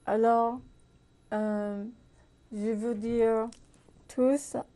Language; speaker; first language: French; non-native, learner; English